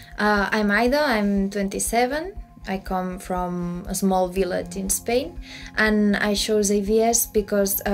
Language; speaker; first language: English; non-native, fluent; Spanish